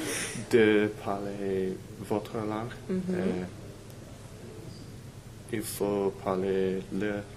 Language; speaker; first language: French; non-native, learner; English